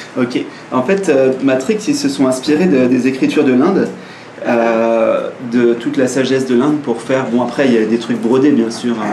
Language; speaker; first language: French; native; French